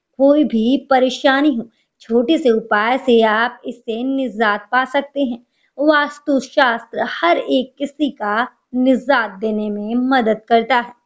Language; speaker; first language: Hindi; native; Hindi